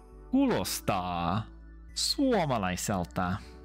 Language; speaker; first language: Finnish; non-native, learner; English